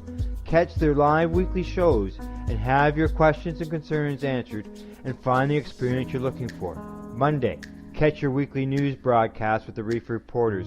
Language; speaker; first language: English; native; English